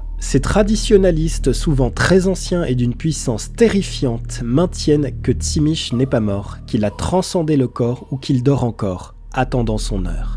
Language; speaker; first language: French; native; French